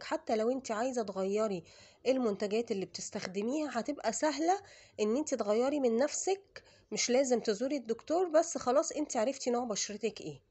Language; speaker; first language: Arabic; native; Arabic